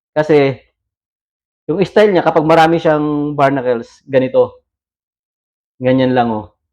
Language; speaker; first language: Filipino; native; Filipino